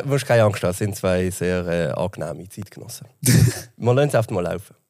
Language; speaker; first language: German; native; German